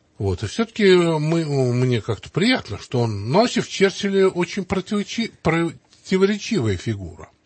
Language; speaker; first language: Russian; native; Russian